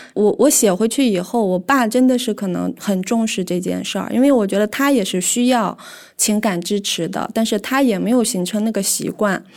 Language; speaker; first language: Chinese; native; Chinese